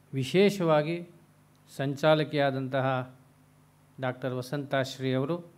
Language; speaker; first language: Kannada; native; Kannada